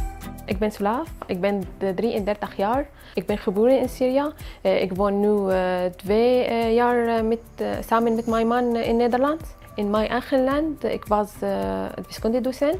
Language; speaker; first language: Dutch; non-native, learner; Arabic